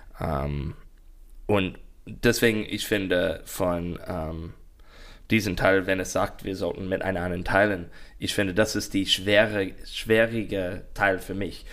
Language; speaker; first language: German; non-native, learner; English